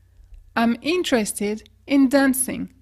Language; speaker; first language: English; non-native, fluent; French